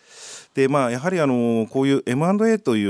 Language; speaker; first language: Japanese; native; Japanese